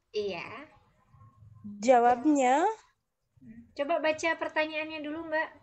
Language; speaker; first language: Indonesian; native; Indonesian